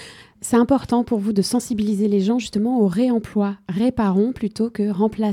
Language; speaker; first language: French; native; French